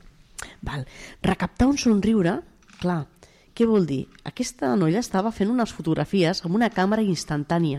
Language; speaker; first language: Catalan; native; Catalan